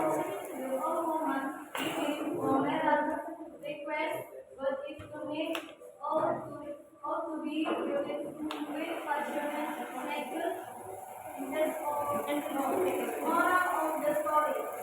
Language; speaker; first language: English; non-native, learner; Indonesian